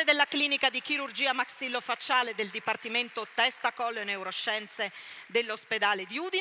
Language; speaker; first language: Italian; native; Italian